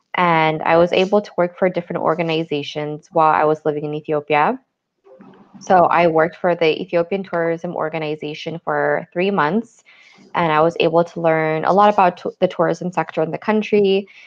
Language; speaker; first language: English; native; English